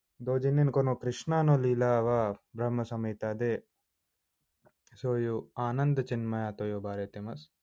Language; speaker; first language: Japanese; non-native, fluent; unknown